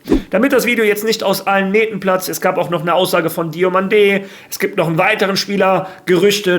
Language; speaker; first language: German; native; German